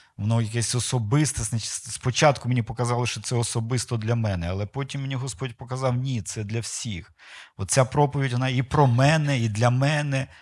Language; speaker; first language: Ukrainian; non-native, local second language; Russian